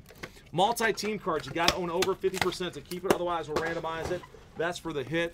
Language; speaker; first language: English; native; English